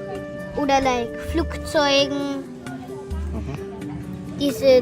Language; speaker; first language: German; early bilingual, heritage; German